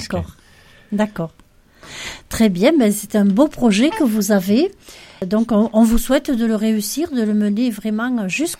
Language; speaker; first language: French; native; French